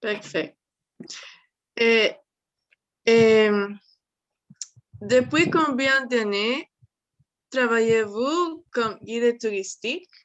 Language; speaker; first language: French; non-native, learner; Spanish